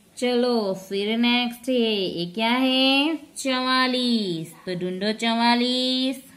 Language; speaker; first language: Hindi; non-native, local second language; Gujarati